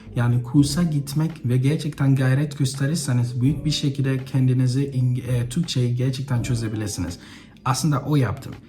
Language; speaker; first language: Turkish; non-native, fluent; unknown